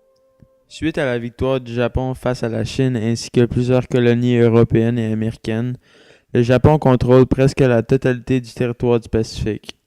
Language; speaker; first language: French; native; French